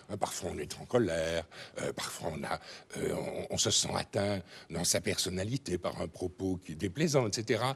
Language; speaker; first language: French; native; French